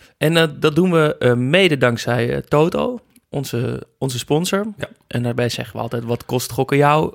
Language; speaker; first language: Dutch; native; Dutch